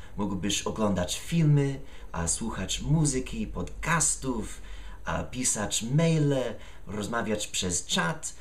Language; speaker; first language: Polish; non-native, fluent; English